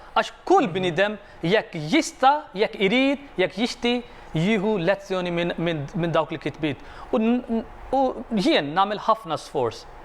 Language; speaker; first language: Maltese; non-native, fluent; Arabic